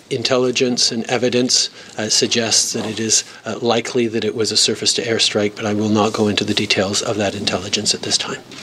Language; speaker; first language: English; early bilingual, other home language; French